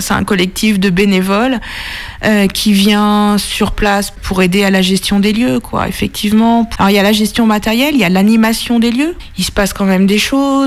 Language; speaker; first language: French; native; French